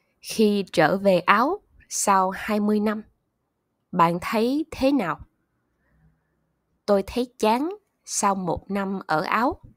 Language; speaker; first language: Vietnamese; non-native, learner; German